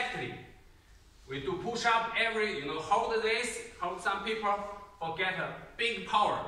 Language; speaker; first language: English; non-native, learner; Chinese